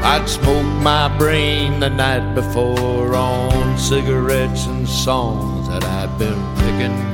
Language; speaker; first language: English; early bilingual, other home language; Spanish